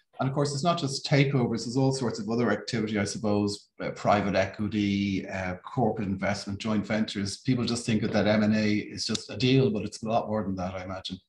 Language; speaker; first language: English; native; English